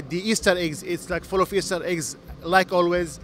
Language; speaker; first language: English; non-native, fluent; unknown